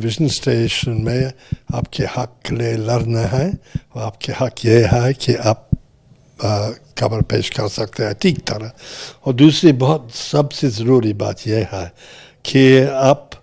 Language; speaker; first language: Hindi; non-native, fluent; English